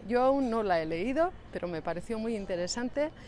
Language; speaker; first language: Spanish; native; Spanish